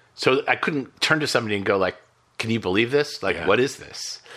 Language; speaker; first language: English; native; English